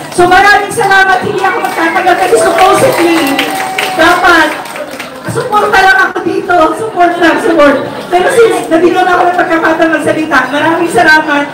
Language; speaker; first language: Filipino; non-native, local second language; Waray